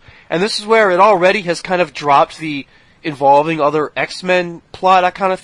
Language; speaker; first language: English; native; English